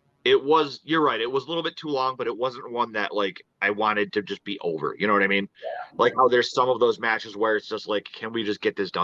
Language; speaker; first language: English; native; English